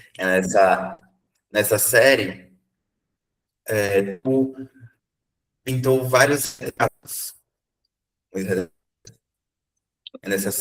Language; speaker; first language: Spanish; non-native, learner; Portuguese